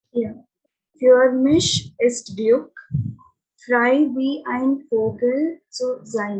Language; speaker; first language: German; non-native, learner; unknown